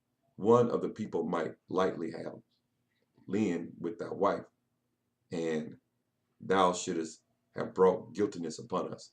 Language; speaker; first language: English; native; English